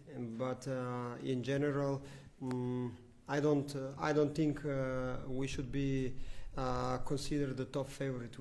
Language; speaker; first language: English; non-native, fluent; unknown